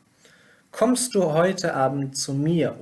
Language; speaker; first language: German; non-native, learner; Pashto